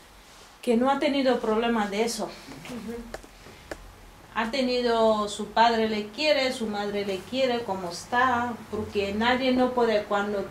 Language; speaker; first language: Spanish; non-native, fluent; Bambara